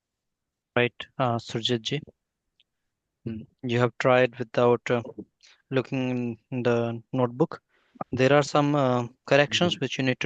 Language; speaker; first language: English; non-native, fluent; Hindi